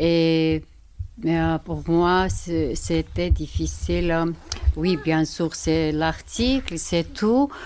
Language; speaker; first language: French; non-native, learner; Georgian